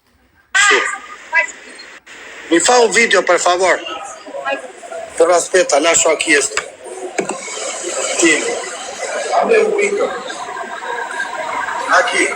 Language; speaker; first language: Italian; non-native, learner; Albanian